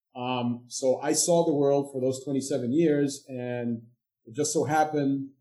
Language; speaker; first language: English; non-native, fluent; Arabic